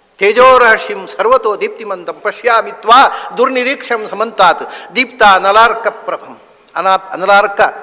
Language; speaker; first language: Kannada; native; Kannada